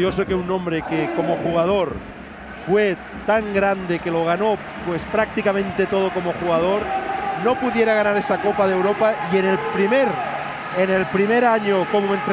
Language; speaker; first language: Spanish; native; Spanish